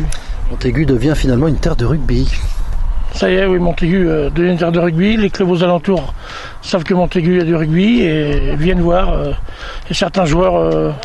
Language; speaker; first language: French; native; French